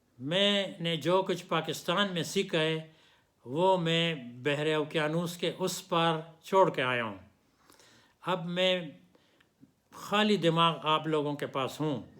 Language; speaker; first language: Urdu; non-native, local second language; Pashto